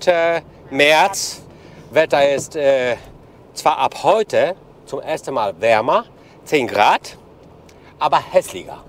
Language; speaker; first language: German; non-native, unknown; Polish